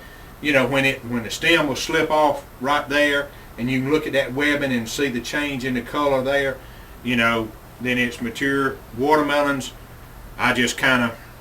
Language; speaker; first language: English; native; English